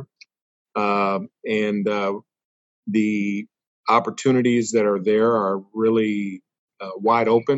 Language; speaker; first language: English; native; English